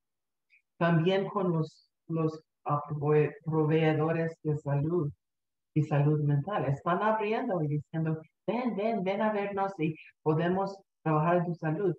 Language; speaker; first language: Spanish; early bilingual, heritage; Spanish